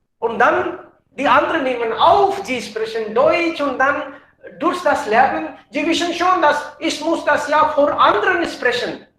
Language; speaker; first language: German; non-native, fluent; Hindi